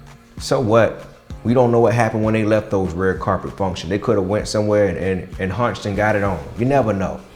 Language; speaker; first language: English; native; English